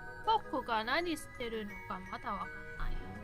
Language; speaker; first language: Japanese; non-native, learner; Chinese